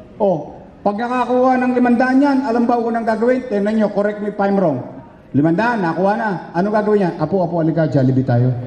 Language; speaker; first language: Filipino; native; Filipino